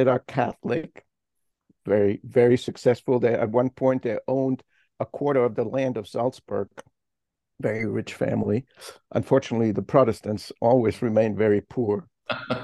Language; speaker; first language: English; non-native, fluent; German